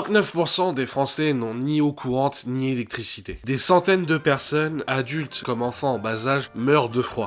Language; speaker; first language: French; native; French